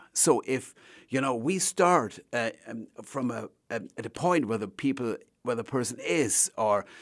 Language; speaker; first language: English; non-native, fluent; German